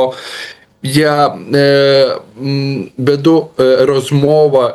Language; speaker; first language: Ukrainian; non-native, learner; Lithuanian